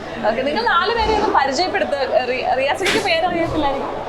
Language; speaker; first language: Malayalam; native; Malayalam